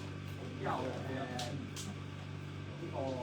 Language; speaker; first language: Cantonese; native; Cantonese